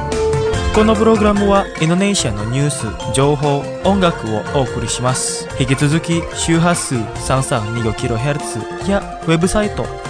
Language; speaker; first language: Japanese; non-native, fluent; Indonesian